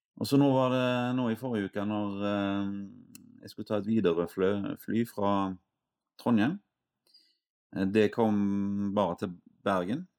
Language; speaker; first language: Norwegian; native; Norwegian